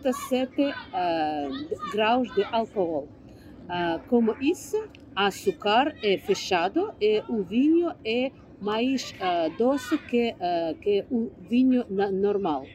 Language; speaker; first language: Portuguese; non-native, learner; English